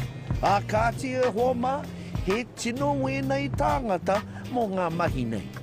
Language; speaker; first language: Māori; non-native, local second language; English